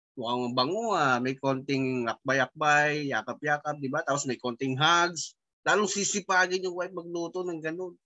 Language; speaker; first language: Filipino; native; Filipino